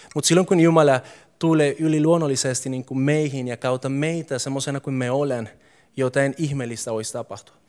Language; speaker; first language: Finnish; non-native, fluent; Spanish